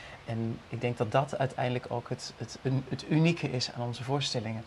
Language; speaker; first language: Dutch; native; Dutch